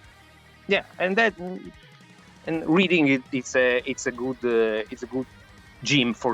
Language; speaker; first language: English; non-native, fluent; Italian